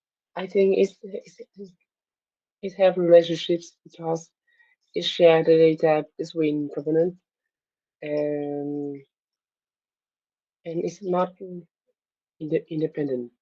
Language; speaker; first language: English; non-native, learner; Vietnamese